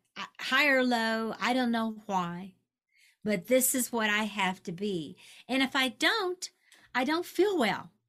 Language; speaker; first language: English; native; English